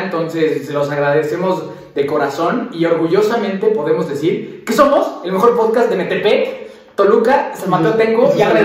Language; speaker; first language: Spanish; native; Spanish